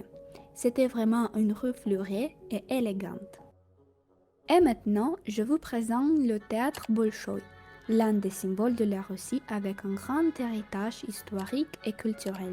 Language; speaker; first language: French; non-native, fluent; Russian